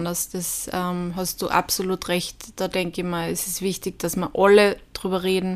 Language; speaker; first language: German; native; German